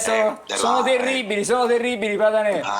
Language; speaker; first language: Italian; native; Italian